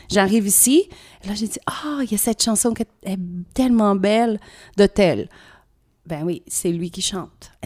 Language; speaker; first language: French; non-native, fluent; Portuguese